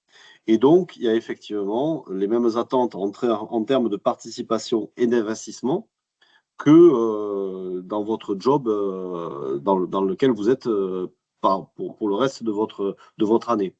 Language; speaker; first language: French; native; French